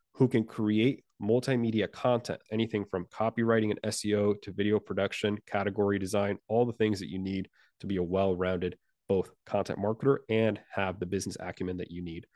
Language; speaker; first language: English; non-native, fluent; Spanish